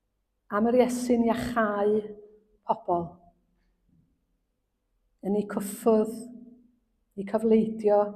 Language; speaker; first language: Welsh; native; Welsh